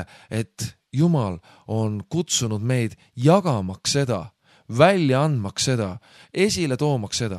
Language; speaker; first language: Estonian; native; Estonian